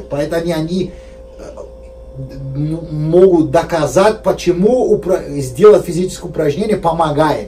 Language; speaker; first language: Russian; non-native, learner; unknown